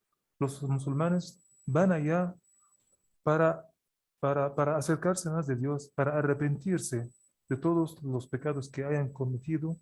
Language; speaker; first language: Spanish; non-native, fluent; Arabic